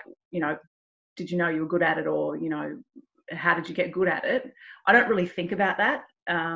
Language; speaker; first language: English; native; English